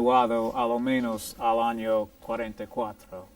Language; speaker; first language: Spanish; non-native, fluent; English